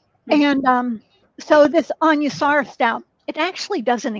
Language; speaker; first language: English; native; English